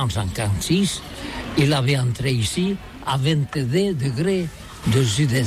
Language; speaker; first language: French; non-native, learner; Catalan